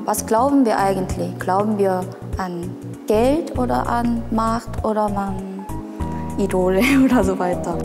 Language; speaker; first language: German; non-native, fluent; Korean